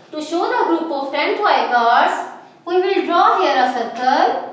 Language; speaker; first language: English; non-native, local second language; Urdu